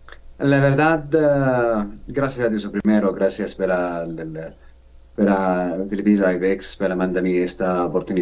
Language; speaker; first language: Spanish; non-native, learner; Arabic